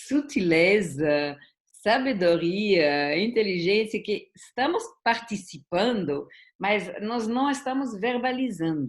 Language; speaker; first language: Portuguese; non-native, fluent; German